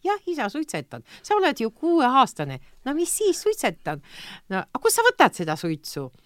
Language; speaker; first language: Estonian; non-native, local second language; Russian